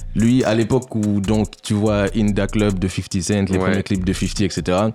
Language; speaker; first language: French; non-native, local second language; Baoulé